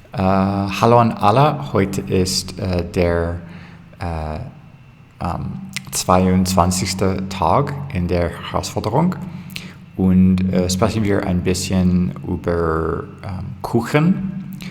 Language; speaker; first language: German; non-native, learner; English